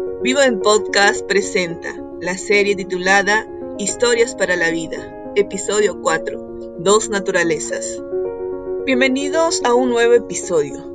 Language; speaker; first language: Spanish; native; Spanish